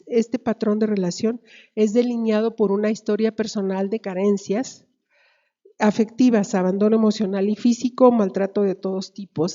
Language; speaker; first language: Spanish; native; Spanish